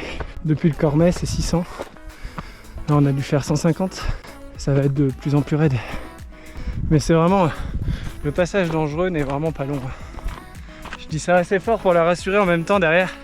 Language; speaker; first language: French; native; French